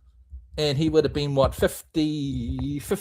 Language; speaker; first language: English; native; English